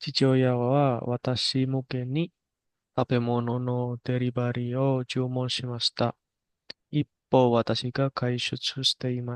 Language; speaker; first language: Japanese; non-native, learner; Indonesian